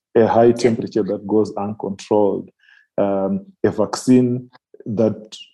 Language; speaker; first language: English; non-native, local second language; Shona